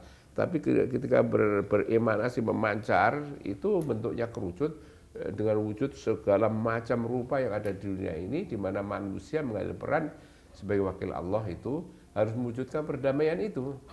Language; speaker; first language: Indonesian; native; Indonesian